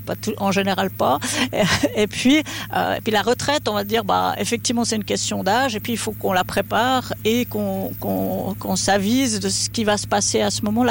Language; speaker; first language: French; native; French